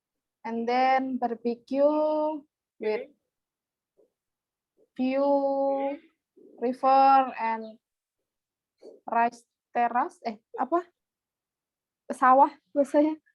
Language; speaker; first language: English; non-native, learner; Indonesian